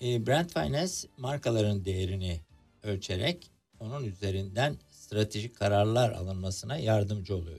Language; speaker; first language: Turkish; native; Turkish